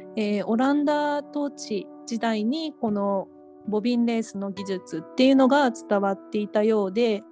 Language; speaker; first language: Japanese; native; Japanese